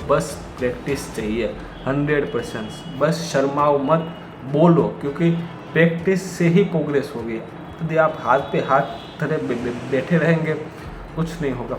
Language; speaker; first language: Hindi; non-native, local second language; Gujarati